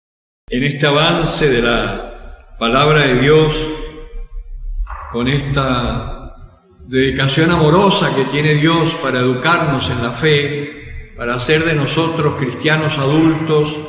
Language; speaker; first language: Spanish; native; Spanish